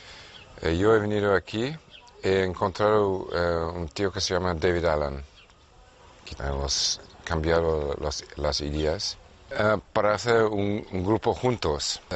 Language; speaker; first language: Spanish; non-native, fluent; English